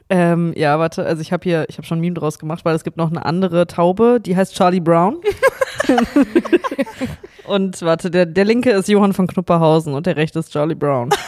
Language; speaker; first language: German; native; German